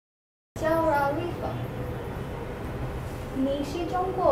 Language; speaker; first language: Chinese; non-native, learner; Bangla